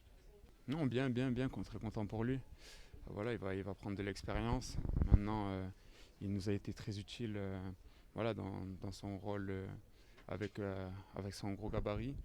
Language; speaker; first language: French; native; French